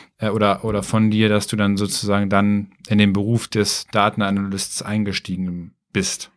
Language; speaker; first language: German; native; German